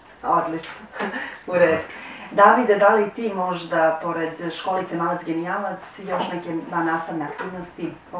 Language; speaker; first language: Croatian; native; Croatian